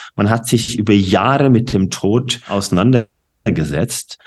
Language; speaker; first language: German; non-native, fluent; Norwegian